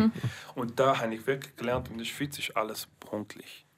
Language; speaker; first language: German; non-native, learner; English